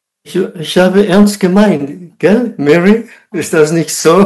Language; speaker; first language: German; non-native, fluent; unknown